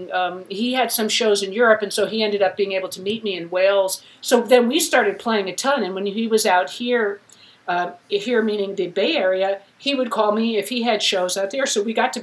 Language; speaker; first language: English; native; English